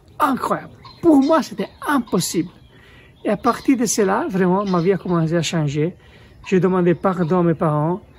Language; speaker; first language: French; non-native, fluent; Italian